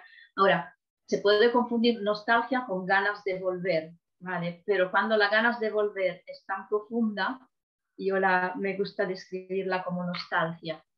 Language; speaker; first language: Spanish; non-native, fluent; Italian